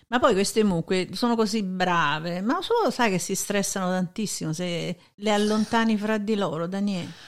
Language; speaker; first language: Italian; native; Italian